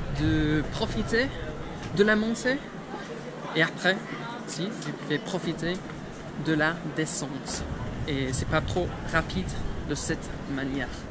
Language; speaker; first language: French; non-native, fluent; English